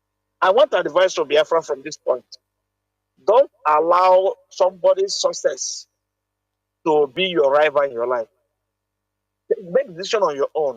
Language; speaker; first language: English; non-native, local second language; Igbo